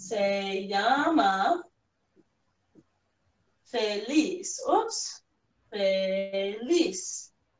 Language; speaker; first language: Spanish; non-native, fluent; English